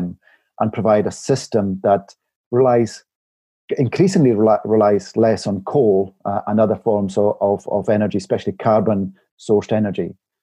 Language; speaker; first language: English; native; English